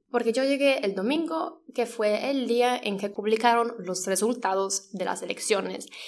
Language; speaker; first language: Spanish; non-native, fluent; Polish